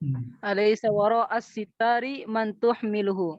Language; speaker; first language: Arabic; non-native, learner; Indonesian